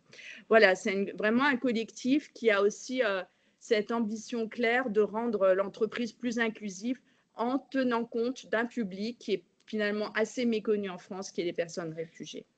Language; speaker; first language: French; native; French